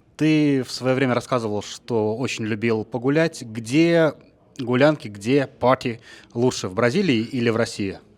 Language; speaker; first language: Russian; native; Russian